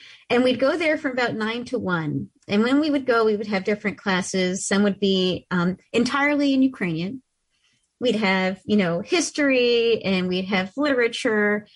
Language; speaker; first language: English; early bilingual, other home language; Ukrainian